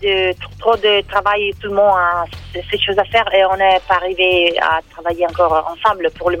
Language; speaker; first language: French; non-native, learner; Italian